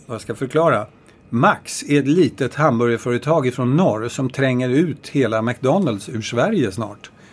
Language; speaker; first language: Swedish; native; Swedish